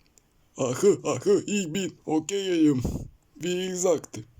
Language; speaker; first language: German; non-native, learner; Bulgarian